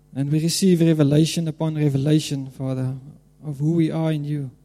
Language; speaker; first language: English; non-native, local second language; Afrikaans